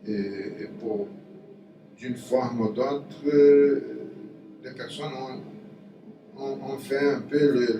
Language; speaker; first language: French; non-native, fluent; Portuguese